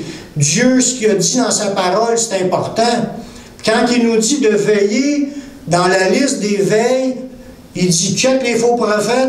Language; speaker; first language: French; native; French